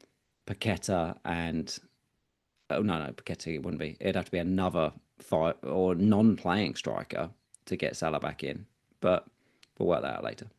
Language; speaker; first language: English; native; English